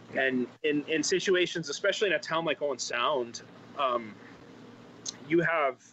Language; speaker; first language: English; native; English